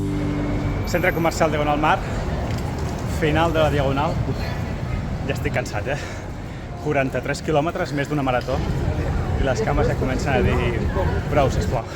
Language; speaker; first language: Catalan; native; Catalan